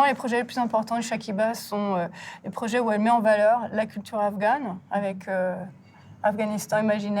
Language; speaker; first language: French; native; French